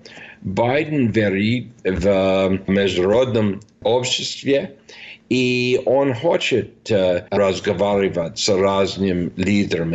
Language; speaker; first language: Russian; non-native, fluent; English